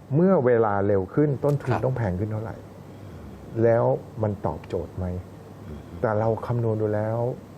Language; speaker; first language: Thai; native; Thai